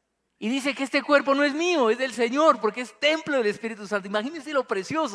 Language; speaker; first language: Spanish; native; Spanish